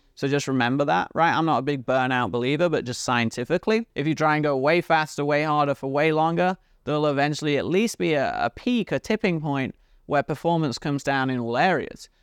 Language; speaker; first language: English; native; English